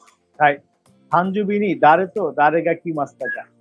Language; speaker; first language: Japanese; non-native, fluent; Bangla